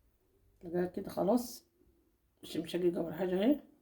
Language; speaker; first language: Arabic; native; Arabic